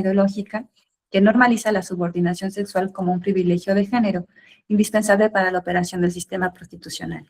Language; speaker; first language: Spanish; native; Spanish